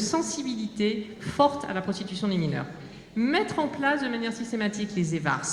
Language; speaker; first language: French; native; French